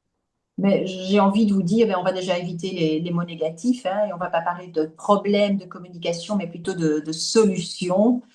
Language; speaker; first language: French; native; French